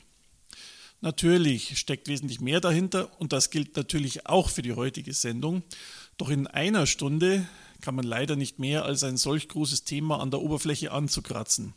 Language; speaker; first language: German; native; German